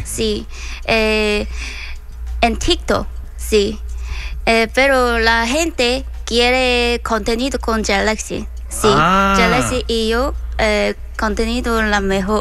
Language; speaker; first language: Spanish; non-native, learner; Korean